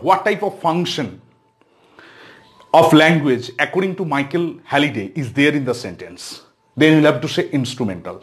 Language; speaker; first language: English; non-native, local second language; Bangla